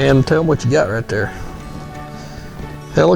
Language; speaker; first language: English; native; English